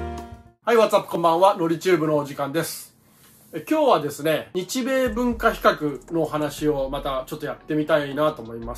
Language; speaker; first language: Japanese; native; Japanese